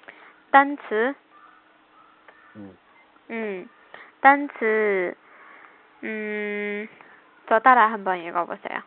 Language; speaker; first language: Korean; non-native, fluent; Chinese